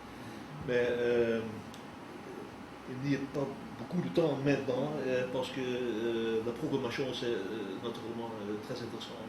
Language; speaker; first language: French; non-native, fluent; Dutch